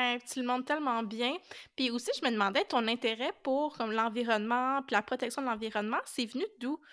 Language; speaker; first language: French; native; French